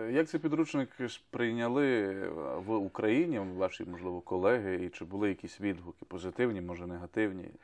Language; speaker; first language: Ukrainian; native; Ukrainian